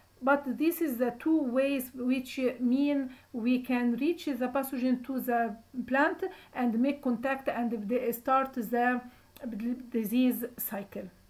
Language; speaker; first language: English; non-native, fluent; Arabic